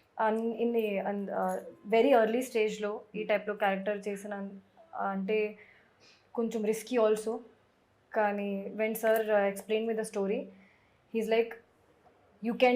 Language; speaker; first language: Telugu; non-native, fluent; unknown